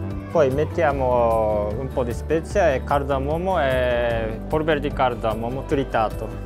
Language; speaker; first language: Italian; non-native, learner; Japanese